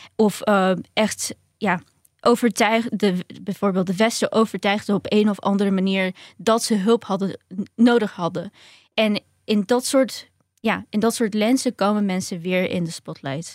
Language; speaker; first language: Dutch; early bilingual, other home language; Ukrainian